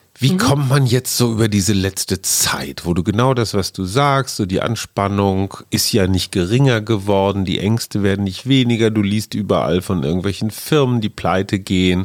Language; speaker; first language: German; native; German